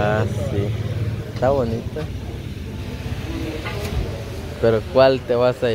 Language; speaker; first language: Spanish; native; Spanish